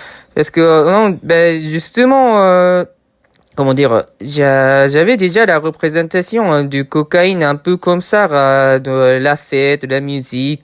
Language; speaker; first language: French; non-native, fluent; Japanese